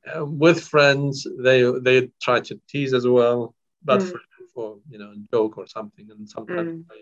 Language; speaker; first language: English; non-native, fluent; Kurdish